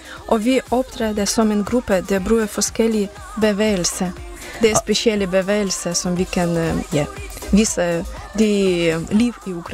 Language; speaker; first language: Danish; non-native, learner; Ukrainian